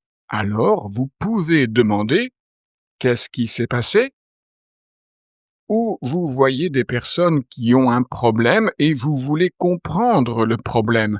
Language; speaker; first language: French; native; French